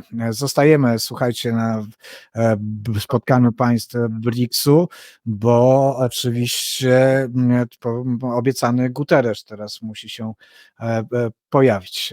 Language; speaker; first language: Polish; native; Polish